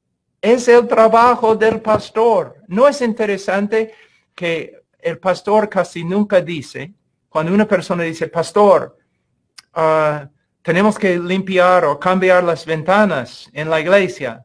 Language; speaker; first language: Spanish; non-native, fluent; English